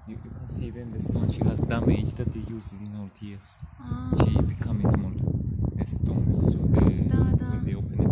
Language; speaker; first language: English; non-native, local second language; Greek